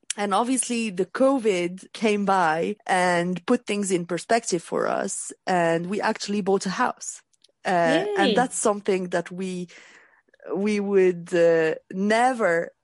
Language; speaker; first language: English; non-native, fluent; Arabic